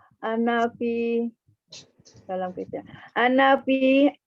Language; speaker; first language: Arabic; non-native, learner; Malay